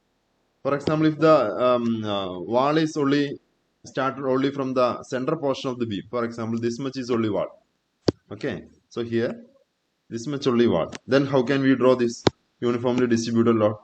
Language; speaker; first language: English; non-native, local second language; Malayalam